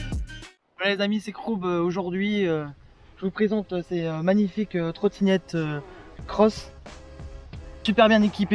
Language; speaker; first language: French; native; French